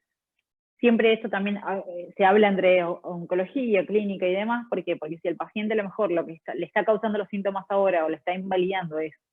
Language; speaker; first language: Spanish; native; Spanish